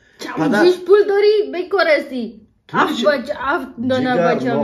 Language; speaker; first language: Persian; non-native, learner; German